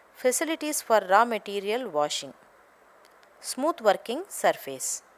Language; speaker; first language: English; non-native, local second language; Telugu